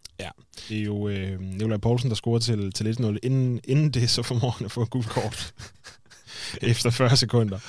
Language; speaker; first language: Danish; native; Danish